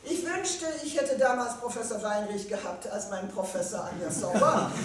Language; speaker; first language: German; non-native, fluent; French